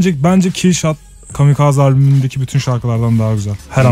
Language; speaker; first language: Turkish; native; Turkish